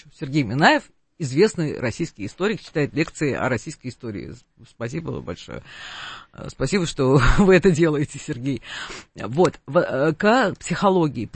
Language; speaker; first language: Russian; non-native, local second language; Armenian